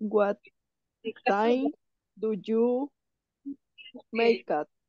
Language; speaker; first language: English; non-native, learner; Spanish